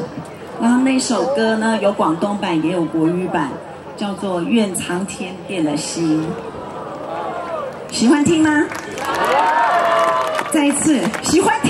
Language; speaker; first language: Chinese; native; Chinese